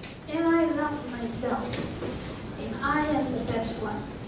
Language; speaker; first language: English; non-native, fluent; Chinese